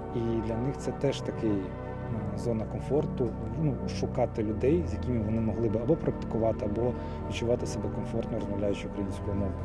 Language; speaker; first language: Ukrainian; non-native, local second language; Crimean Tatar